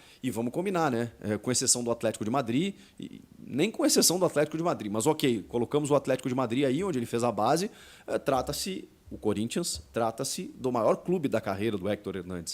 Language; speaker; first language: Portuguese; native; Portuguese